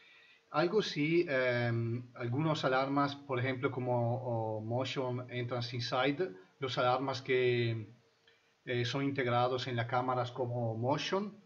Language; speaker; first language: Spanish; non-native, fluent; Italian